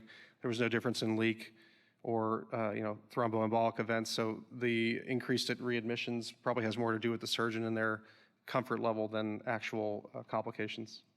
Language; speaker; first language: English; native; English